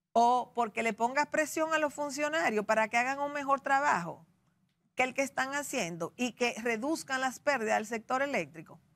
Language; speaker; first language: Spanish; native; Spanish